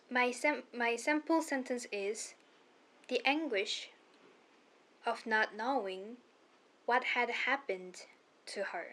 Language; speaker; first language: English; non-native, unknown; Korean